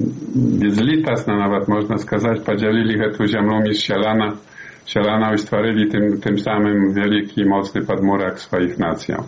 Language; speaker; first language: Polish; non-native, learner; Belarusian